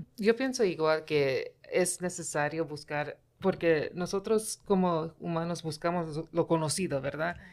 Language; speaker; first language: Spanish; early bilingual, heritage; Spanish